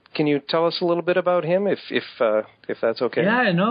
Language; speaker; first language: English; native; English